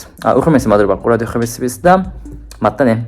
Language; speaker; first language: Georgian; non-native, fluent; Japanese